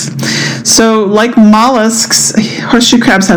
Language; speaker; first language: English; native; English